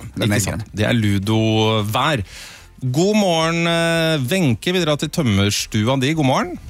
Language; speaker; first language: Norwegian; native; Norwegian